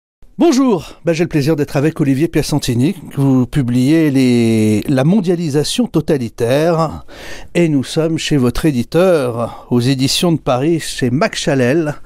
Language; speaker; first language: French; native; French